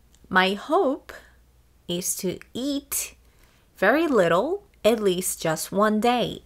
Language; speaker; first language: English; non-native, fluent; Korean